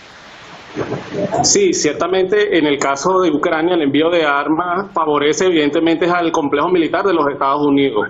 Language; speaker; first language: Spanish; native; Spanish